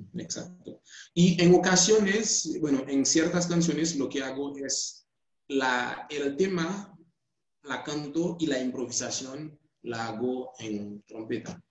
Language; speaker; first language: Spanish; non-native, fluent; Haitian Creole